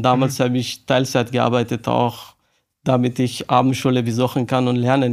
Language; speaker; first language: German; non-native, learner; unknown